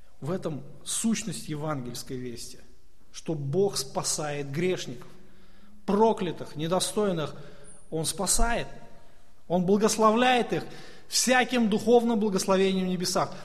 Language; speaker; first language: Russian; native; Russian